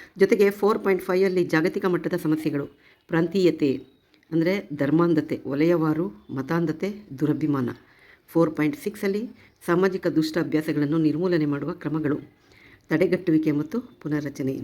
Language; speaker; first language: Kannada; native; Kannada